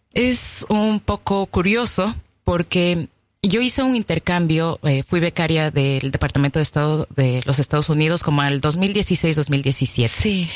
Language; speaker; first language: Spanish; native; Spanish